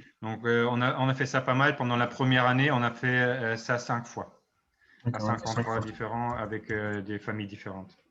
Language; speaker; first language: French; non-native, fluent; German